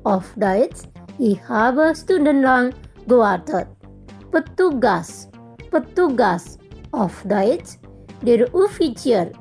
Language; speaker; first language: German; non-native, fluent; Indonesian